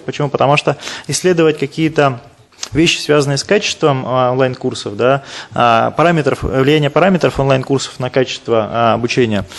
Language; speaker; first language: Russian; native; Russian